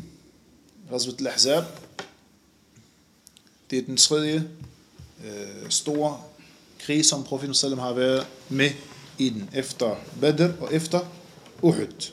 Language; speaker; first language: Danish; non-native, fluent; Arabic